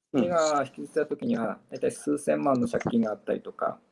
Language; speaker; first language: Japanese; native; Japanese